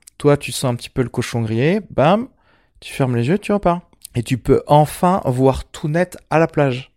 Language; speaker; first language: French; early bilingual, other home language; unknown